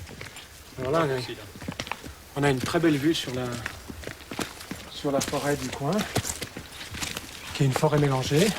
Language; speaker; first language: French; native; French